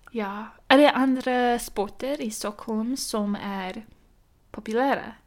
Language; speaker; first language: Swedish; non-native, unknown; English